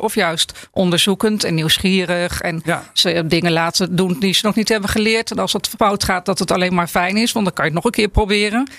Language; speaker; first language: Dutch; native; Dutch